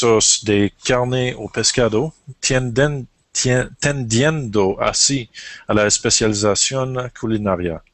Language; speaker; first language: Spanish; non-native, learner; English